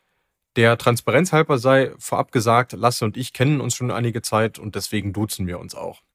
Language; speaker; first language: German; native; German